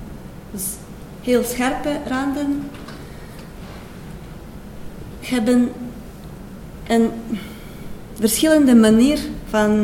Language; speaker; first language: Dutch; non-native, fluent; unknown